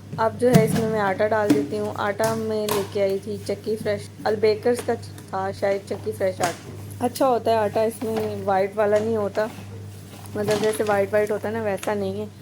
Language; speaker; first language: Urdu; native; Urdu